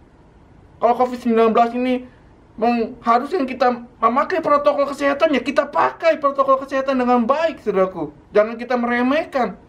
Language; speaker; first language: Indonesian; native; Indonesian